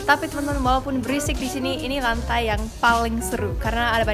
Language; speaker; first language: Indonesian; non-native, fluent; English